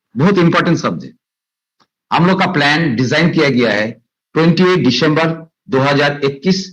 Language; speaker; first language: Hindi; non-native, local second language; Bangla